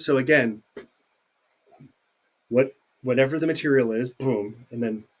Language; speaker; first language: English; native; English